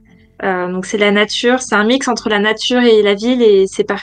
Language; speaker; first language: French; native; French